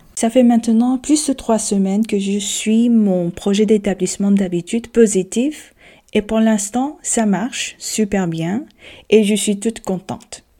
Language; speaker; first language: French; non-native, fluent; Korean